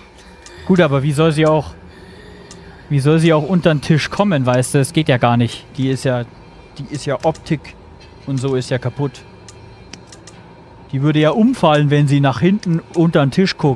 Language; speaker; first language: German; native; German